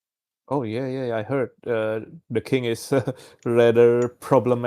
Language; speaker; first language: English; non-native, learner; Indonesian